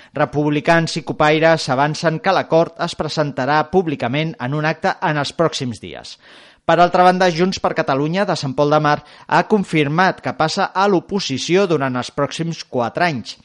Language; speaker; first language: Catalan; native; Catalan